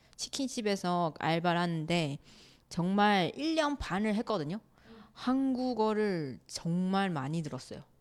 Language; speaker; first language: Korean; non-native, fluent; Chinese